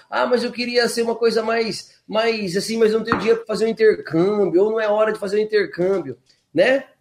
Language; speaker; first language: Portuguese; native; Portuguese